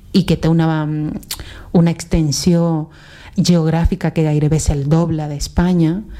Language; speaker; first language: Catalan; non-native, fluent; Spanish